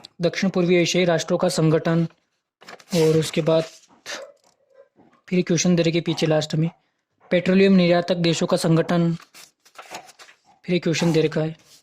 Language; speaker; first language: Hindi; native; Hindi